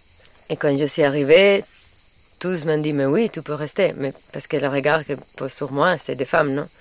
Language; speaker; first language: French; non-native, fluent; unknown